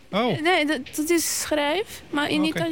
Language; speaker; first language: Dutch; non-native, local second language; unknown